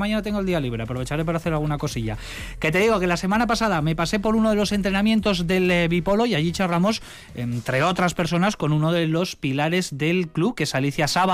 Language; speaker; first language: Spanish; native; Spanish